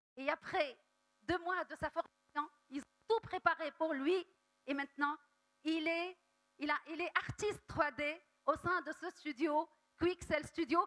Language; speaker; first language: French; non-native, local second language; Arabic